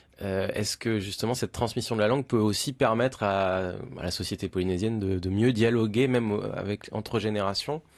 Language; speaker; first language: French; native; French